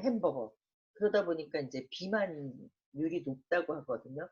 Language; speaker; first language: Korean; native; Korean